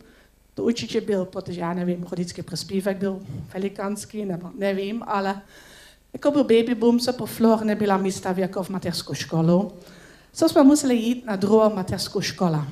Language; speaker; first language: Czech; non-native, learner; Dutch